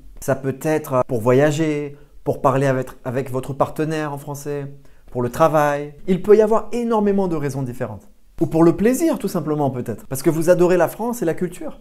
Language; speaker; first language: French; native; French